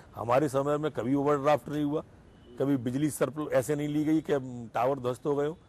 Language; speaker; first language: Hindi; native; Hindi